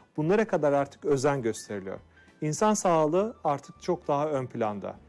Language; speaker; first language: Turkish; native; Turkish